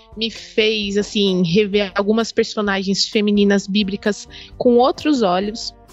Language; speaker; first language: Portuguese; native; Portuguese